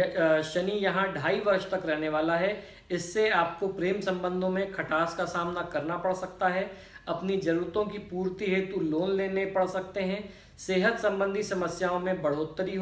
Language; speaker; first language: Hindi; native; Hindi